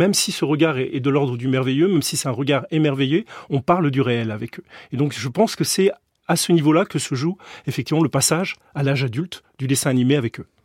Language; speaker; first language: French; native; French